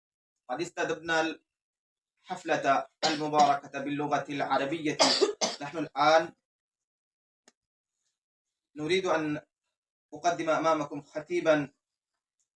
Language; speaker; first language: Arabic; non-native, fluent; Bangla